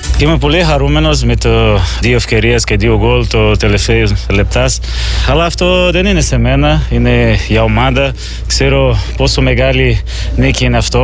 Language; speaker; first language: Greek; non-native, learner; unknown